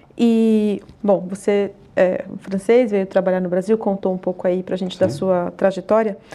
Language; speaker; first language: Portuguese; native; Portuguese